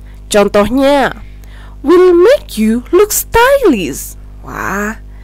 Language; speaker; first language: English; non-native, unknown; Indonesian